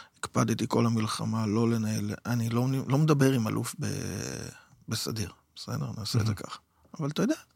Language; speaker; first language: Hebrew; native; Hebrew